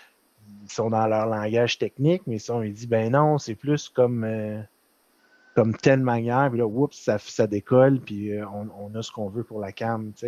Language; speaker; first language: French; native; French